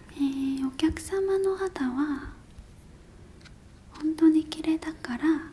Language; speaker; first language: Japanese; non-native, learner; Korean